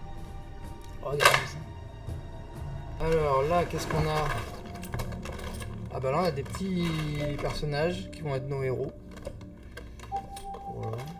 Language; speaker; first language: French; native; French